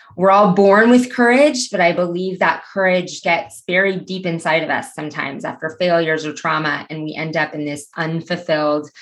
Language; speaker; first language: English; native; English